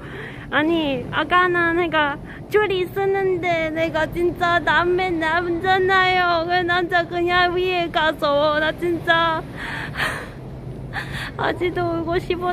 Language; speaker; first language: Korean; non-native, learner; Cantonese